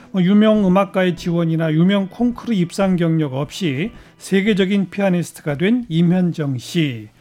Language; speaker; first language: Korean; native; Korean